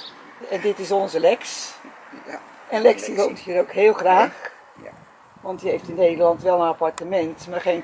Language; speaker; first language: Dutch; native; Dutch